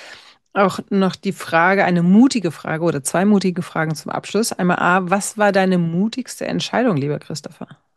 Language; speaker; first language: German; native; German